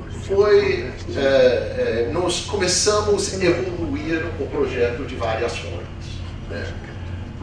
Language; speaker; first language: Portuguese; non-native, fluent; English